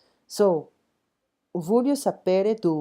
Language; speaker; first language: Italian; non-native, fluent; French